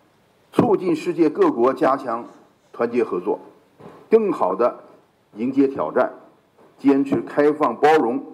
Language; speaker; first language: Chinese; native; Chinese